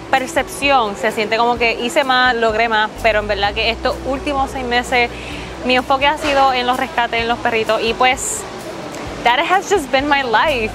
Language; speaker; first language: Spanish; early bilingual, heritage; English